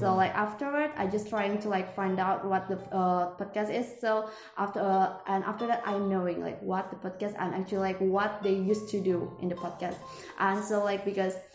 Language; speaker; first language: English; non-native, learner; Indonesian